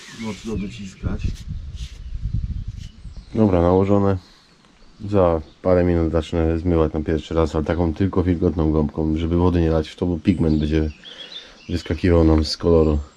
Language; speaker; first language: Polish; native; Polish